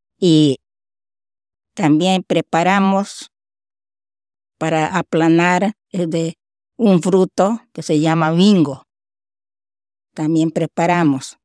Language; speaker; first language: Spanish; non-native, local second language; Shipibo-Conibo